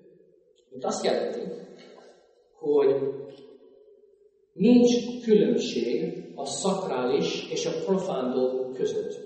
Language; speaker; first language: Hungarian; non-native, fluent; English